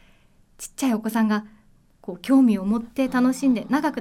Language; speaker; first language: Japanese; native; Japanese